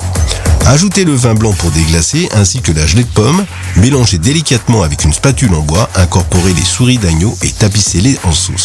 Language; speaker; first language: French; native; French